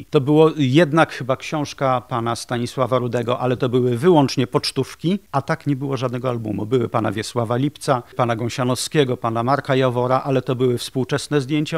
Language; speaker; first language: Polish; native; Polish